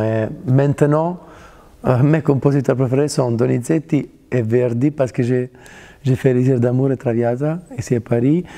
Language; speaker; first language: French; non-native, fluent; Italian